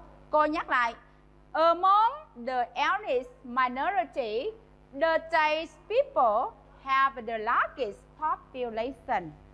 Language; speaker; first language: English; non-native, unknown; Vietnamese